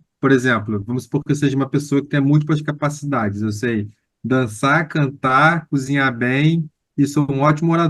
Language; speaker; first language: Portuguese; native; Portuguese